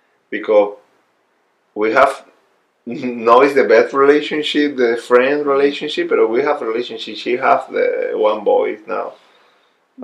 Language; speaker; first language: English; non-native, learner; Spanish